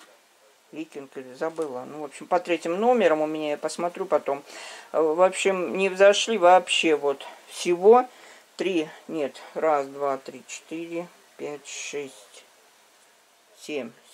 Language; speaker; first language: Russian; native; Russian